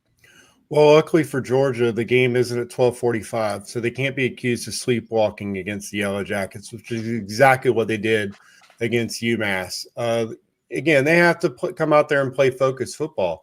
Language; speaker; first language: English; native; English